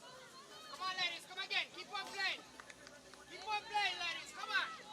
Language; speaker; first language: English; native; English